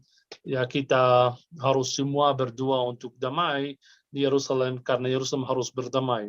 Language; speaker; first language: Indonesian; non-native, fluent; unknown